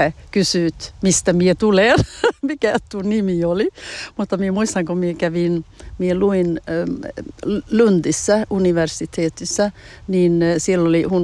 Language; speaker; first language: Finnish; early bilingual, heritage; Finnish